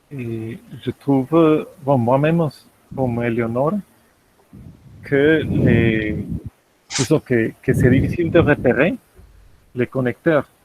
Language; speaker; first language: French; non-native, fluent; Spanish